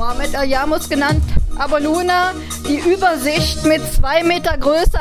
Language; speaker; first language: German; native; German